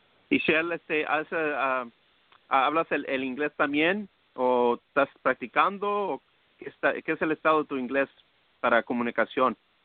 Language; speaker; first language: Spanish; early bilingual, heritage; Spanish